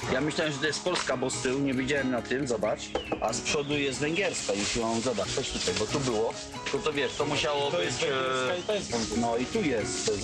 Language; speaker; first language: Polish; native; Polish